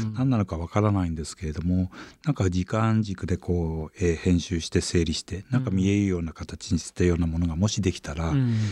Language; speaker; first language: Japanese; native; Japanese